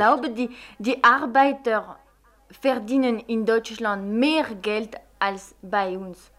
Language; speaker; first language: German; non-native, fluent; French